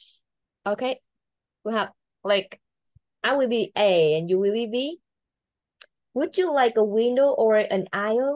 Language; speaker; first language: English; non-native, learner; Vietnamese